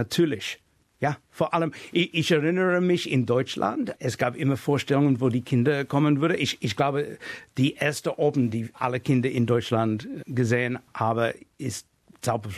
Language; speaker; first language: German; non-native, fluent; English